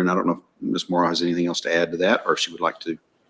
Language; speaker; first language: English; native; English